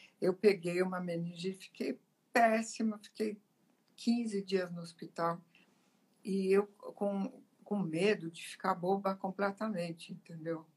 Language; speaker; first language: Portuguese; early bilingual, other home language; Italian